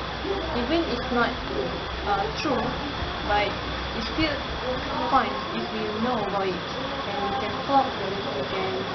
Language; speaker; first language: English; non-native, learner; Malay